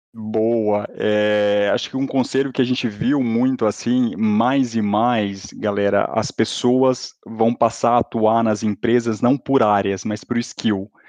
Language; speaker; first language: Portuguese; native; Portuguese